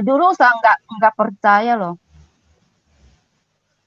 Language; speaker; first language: Indonesian; non-native, learner; Cantonese